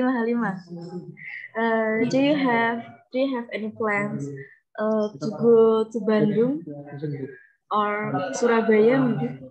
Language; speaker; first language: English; non-native, learner; Indonesian